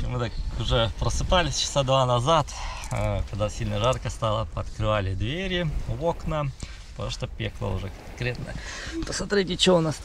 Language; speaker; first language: Russian; native; Russian